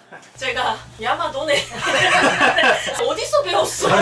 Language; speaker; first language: Korean; non-native, learner; Japanese